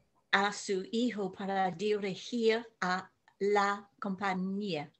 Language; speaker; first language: Spanish; non-native, learner; English